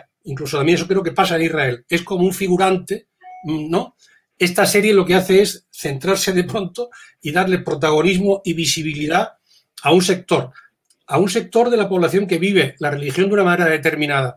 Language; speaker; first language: Spanish; native; Spanish